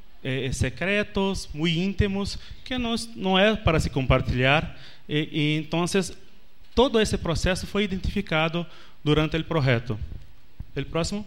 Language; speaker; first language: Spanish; non-native, learner; Portuguese